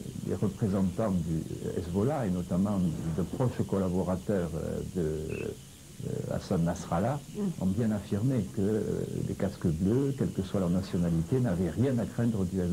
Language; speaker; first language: French; native; French